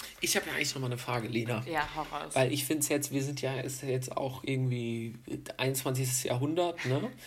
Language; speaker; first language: German; native; German